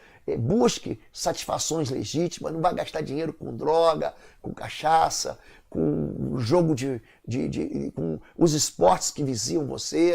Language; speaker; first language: Portuguese; native; Portuguese